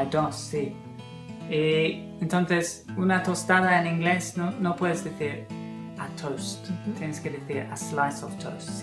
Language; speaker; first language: Spanish; non-native, fluent; English